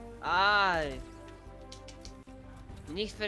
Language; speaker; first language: German; non-native, learner; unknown